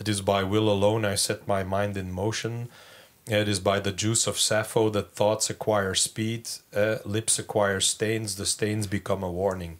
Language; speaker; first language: English; native; English